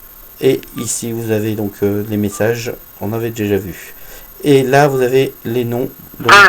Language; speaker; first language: French; native; French